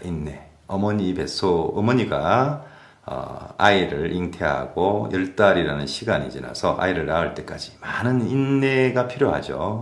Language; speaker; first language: Korean; native; Korean